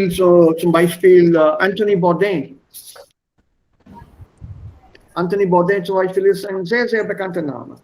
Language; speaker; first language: German; non-native, fluent; Hindi